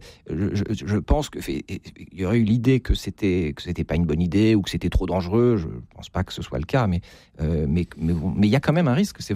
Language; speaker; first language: French; native; French